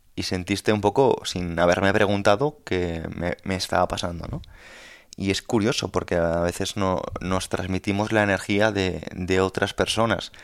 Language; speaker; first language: Spanish; native; Spanish